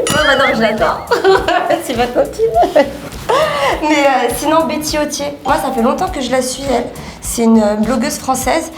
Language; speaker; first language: French; native; French